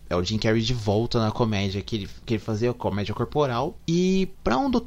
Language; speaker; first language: Portuguese; native; Portuguese